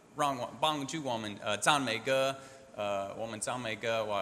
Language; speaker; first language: Chinese; non-native, learner; English